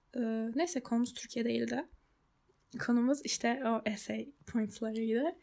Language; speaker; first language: Turkish; early bilingual, heritage; Turkish